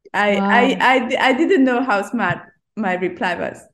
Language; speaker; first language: English; non-native, fluent; Hungarian